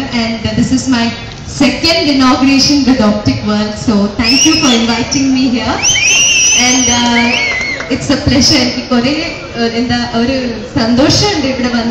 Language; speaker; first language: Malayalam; non-native, learner; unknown